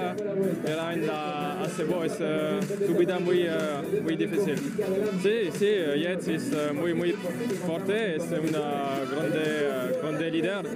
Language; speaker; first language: Spanish; non-native, learner; French